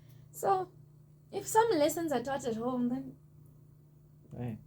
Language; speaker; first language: English; non-native, local second language; Zulu